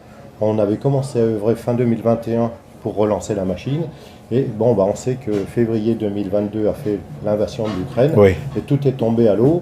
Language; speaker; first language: French; native; French